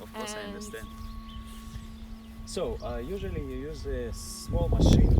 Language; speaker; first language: English; non-native, learner; Russian